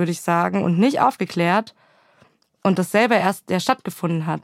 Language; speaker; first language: German; native; German